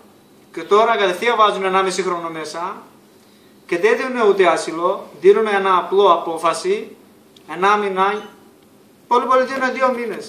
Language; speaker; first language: Greek; non-native, learner; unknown